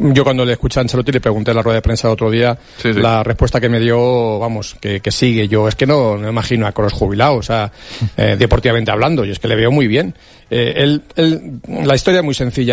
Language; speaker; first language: Spanish; native; Spanish